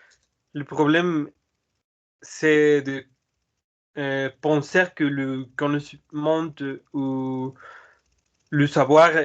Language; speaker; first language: French; non-native, learner; Spanish